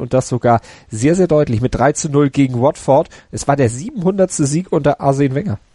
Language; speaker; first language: German; native; German